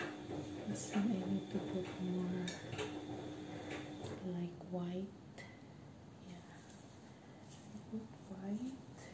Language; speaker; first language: English; non-native, local second language; Filipino